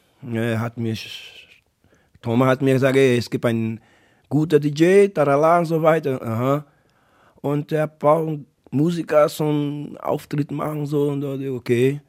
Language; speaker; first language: German; non-native, learner; Portuguese